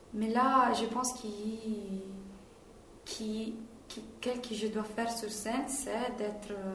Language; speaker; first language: French; non-native, fluent; Italian